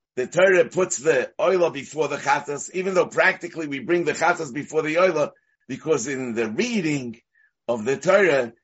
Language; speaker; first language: English; native; English